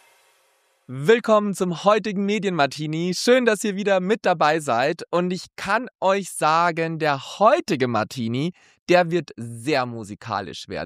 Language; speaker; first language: German; native; German